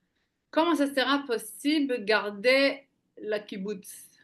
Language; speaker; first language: French; non-native, fluent; Hebrew